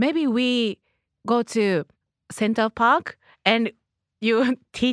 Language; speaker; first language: English; non-native, learner; Japanese